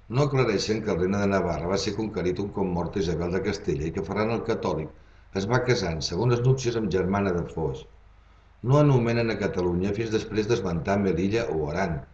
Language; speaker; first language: Catalan; native; Catalan